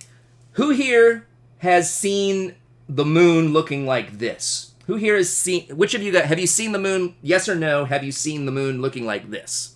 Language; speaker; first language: English; native; English